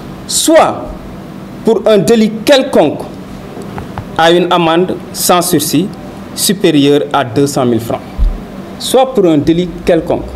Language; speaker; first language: French; non-native, local second language; Wolof